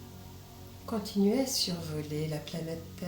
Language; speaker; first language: French; native; French